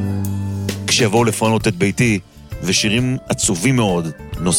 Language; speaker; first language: Hebrew; native; Hebrew